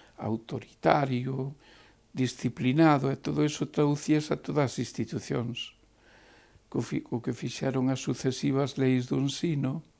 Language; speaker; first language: Galician; native; Galician